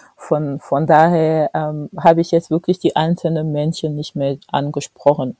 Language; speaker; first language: German; non-native, fluent; French